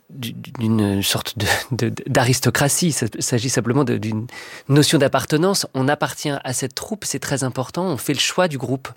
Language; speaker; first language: French; native; French